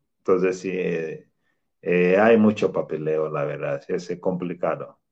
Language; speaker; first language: Spanish; non-native, fluent; Swahili